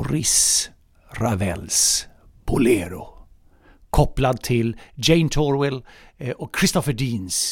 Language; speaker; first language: Swedish; native; Swedish